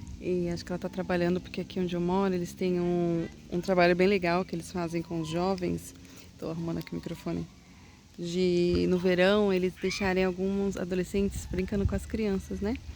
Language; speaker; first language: Portuguese; native; Portuguese